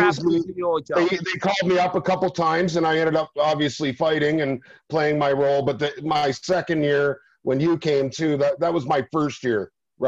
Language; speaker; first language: English; native; English